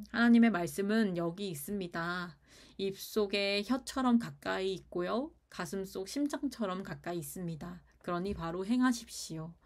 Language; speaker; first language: Korean; native; Korean